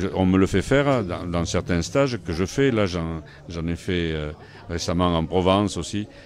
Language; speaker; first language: French; native; French